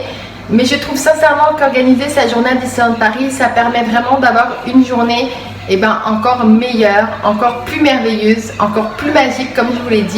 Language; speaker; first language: French; native; French